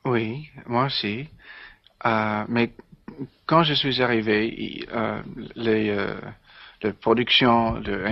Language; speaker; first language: French; non-native, learner; English